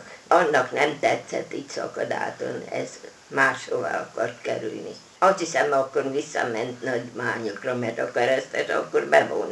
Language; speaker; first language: Hungarian; non-native, local second language; German